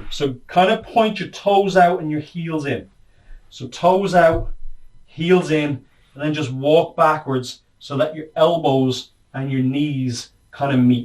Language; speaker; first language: English; native; English